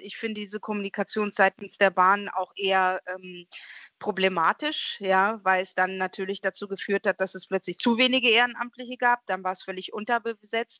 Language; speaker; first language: German; native; German